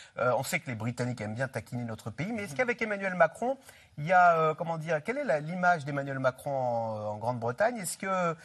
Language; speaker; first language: French; native; French